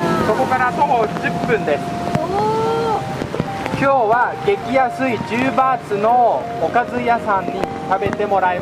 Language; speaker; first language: Japanese; non-native, learner; Thai